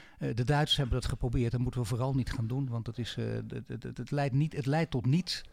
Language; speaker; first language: Dutch; native; Dutch